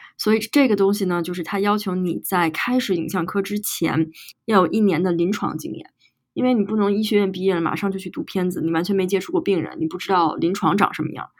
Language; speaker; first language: Chinese; native; Chinese